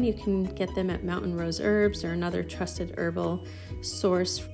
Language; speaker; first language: English; native; English